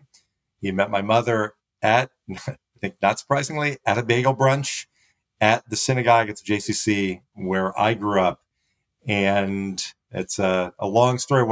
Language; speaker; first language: English; native; English